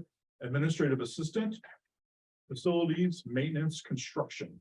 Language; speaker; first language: English; native; English